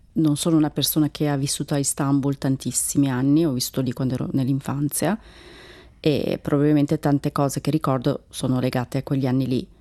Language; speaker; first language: Italian; early bilingual, other home language; Turkish